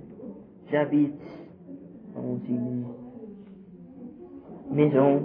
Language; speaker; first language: French; non-native, learner; English